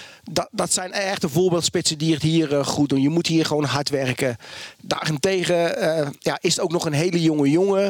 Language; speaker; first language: Dutch; native; Dutch